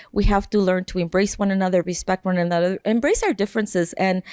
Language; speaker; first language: English; native; English